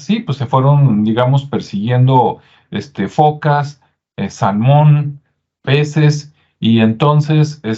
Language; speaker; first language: Spanish; native; Spanish